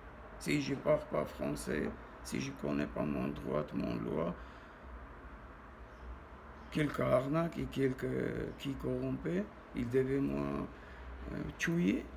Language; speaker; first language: French; non-native, learner; Armenian